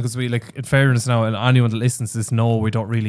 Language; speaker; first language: English; native; English